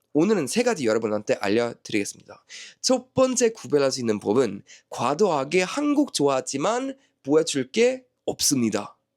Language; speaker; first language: Korean; non-native, fluent; Swedish